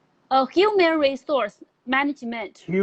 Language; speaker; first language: English; non-native, learner; Chinese